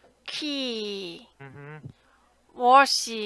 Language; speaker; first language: English; non-native, learner; Korean